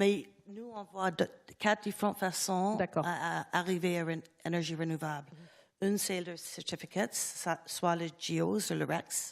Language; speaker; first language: French; non-native, learner; English